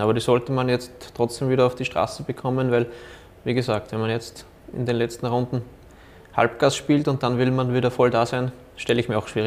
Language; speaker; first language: German; native; German